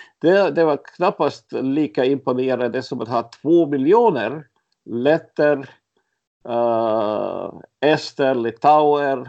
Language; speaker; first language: Swedish; early bilingual, other home language; Latvian